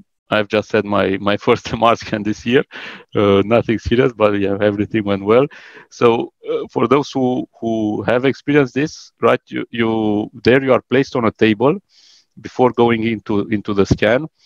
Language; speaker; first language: English; non-native, fluent; Romanian